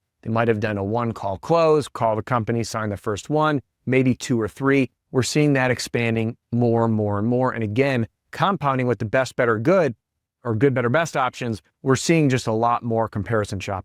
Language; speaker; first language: English; native; English